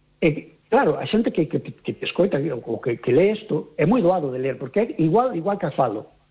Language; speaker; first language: Galician; native; Galician